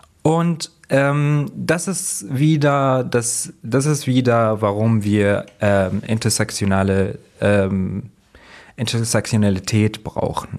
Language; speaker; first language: German; non-native, fluent; Arabic